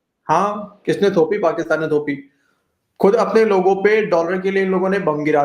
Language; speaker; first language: Hindi; native; Hindi